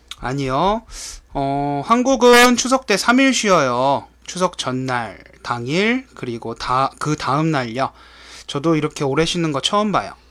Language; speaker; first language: Korean; native; Korean